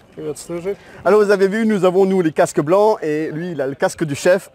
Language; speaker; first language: French; native; French